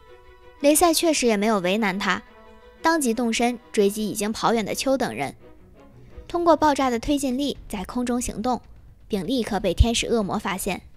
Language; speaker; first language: Chinese; native; Chinese